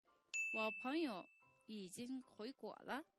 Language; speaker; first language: Chinese; non-native, fluent; Mongolian